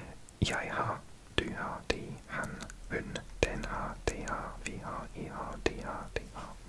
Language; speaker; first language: Danish; non-native, learner; English